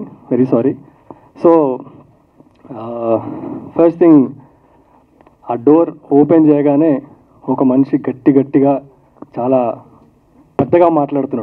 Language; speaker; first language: Telugu; native; Telugu